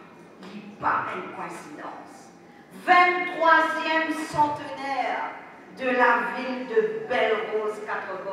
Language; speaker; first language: French; non-native, local second language; Morisyen